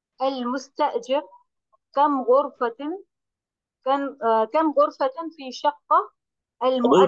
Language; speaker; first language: Arabic; non-native, learner; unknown